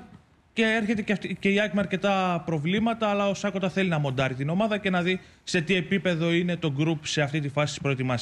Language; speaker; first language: Greek; native; Greek